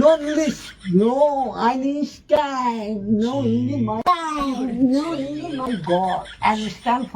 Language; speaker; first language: English; non-native, learner; Bangla